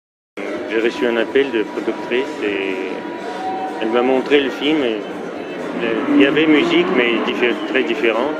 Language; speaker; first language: French; non-native, fluent; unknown